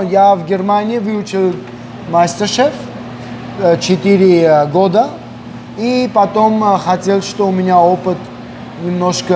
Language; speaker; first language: Russian; non-native, local second language; Armenian